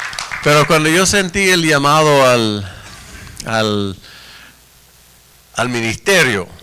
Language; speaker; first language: Spanish; non-native, fluent; English